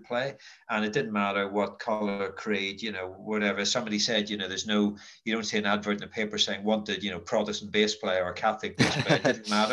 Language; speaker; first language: English; native; English